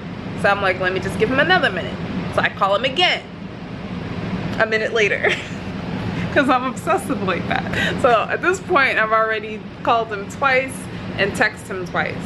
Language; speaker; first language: English; native; English